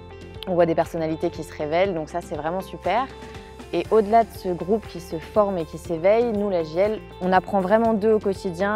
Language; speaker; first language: French; native; French